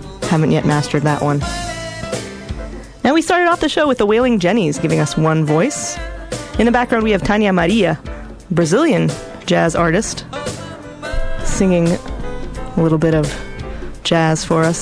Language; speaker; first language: English; native; English